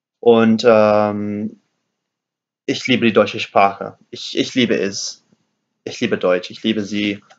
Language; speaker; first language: German; non-native, learner; English